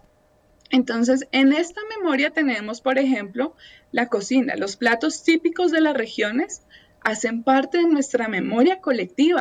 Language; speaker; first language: Spanish; native; Spanish